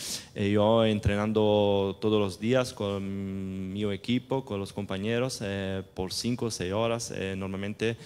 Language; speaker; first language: Spanish; non-native, fluent; Italian